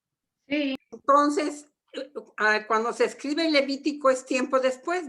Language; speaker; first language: Spanish; native; Spanish